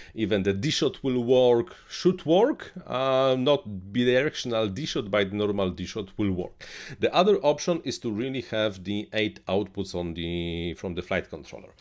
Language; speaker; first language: English; non-native, fluent; Polish